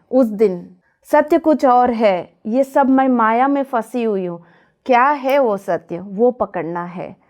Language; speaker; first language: Hindi; non-native, local second language; Telugu